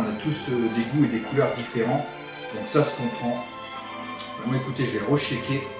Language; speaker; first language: French; native; French